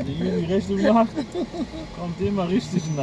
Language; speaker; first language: German; early bilingual, other home language; Amharic